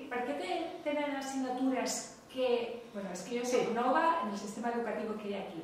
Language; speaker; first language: Catalan; non-native, local second language; Spanish